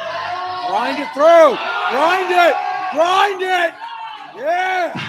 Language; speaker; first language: English; native; English